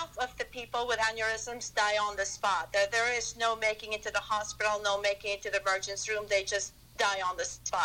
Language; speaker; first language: English; non-native, local second language; Filipino